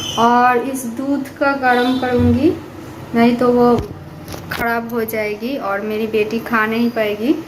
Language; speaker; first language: Hindi; non-native, local second language; Bangla